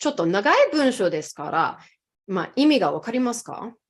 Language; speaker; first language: Japanese; non-native, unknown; English